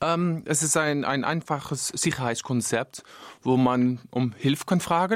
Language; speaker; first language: German; non-native, learner; Dutch